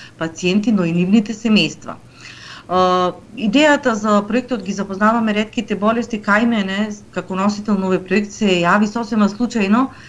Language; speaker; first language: Macedonian; native; Macedonian